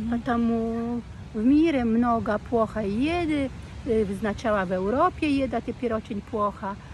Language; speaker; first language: Russian; non-native, learner; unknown